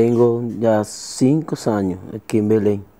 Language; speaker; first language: Portuguese; non-native, learner; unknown